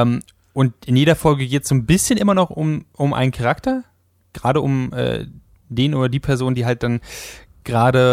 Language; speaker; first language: German; native; German